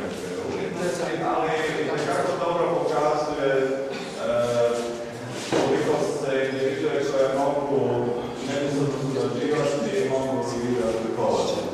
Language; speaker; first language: Croatian; native; Croatian